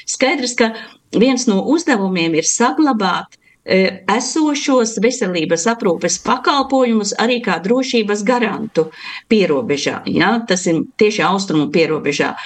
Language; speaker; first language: Latvian; native; Latvian